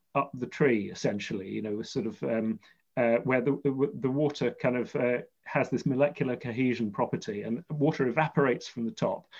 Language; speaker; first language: English; native; English